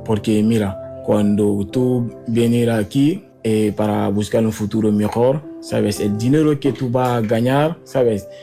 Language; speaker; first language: Spanish; non-native, learner; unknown